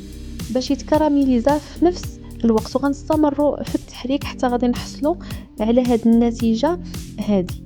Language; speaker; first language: Arabic; native; Arabic